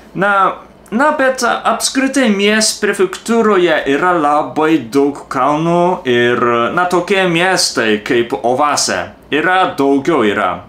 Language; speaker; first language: Lithuanian; non-native, learner; Japanese